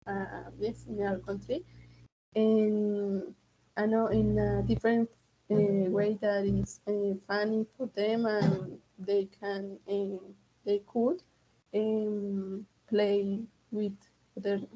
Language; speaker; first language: English; non-native, learner; Spanish